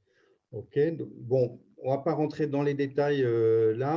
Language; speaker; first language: French; native; French